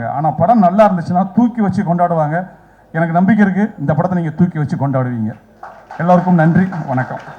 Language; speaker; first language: Tamil; native; Tamil